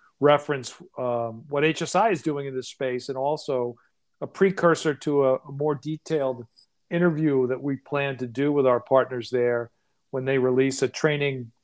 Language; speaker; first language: English; native; English